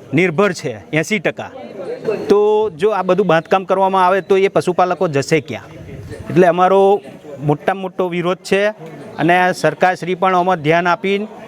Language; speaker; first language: Gujarati; native; Gujarati